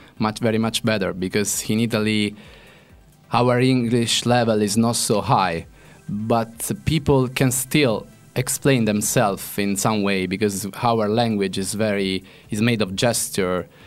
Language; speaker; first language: English; non-native, fluent; Italian